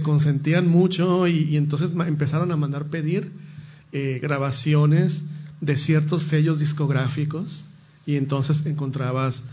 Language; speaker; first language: Spanish; native; Spanish